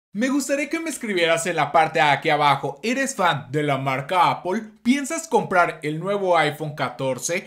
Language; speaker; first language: Spanish; native; Spanish